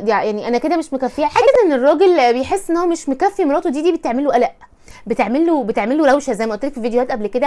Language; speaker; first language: Arabic; native; Arabic